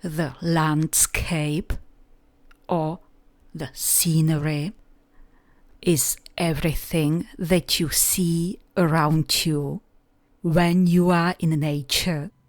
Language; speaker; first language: English; non-native, fluent; Czech